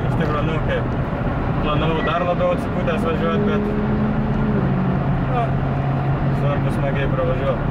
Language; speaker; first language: Lithuanian; native; Lithuanian